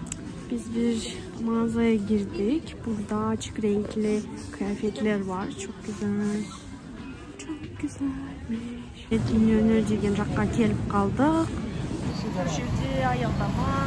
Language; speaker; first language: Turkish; non-native, learner; Kazakh